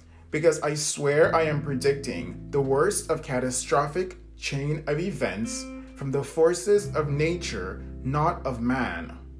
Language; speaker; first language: English; native; English